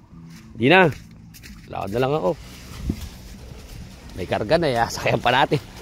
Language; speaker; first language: Filipino; native; Filipino